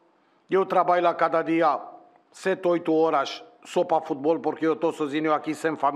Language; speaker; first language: Portuguese; non-native, learner; Romanian